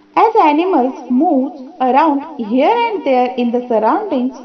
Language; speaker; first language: English; non-native, local second language; Marathi